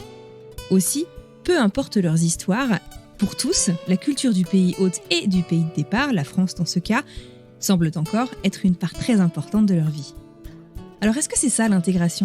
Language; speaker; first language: French; native; French